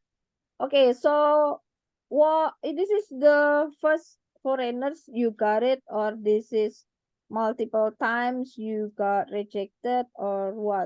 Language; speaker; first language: English; non-native, learner; Indonesian